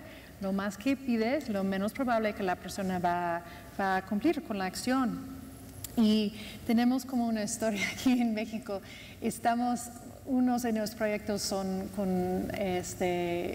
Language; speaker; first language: Spanish; non-native, fluent; English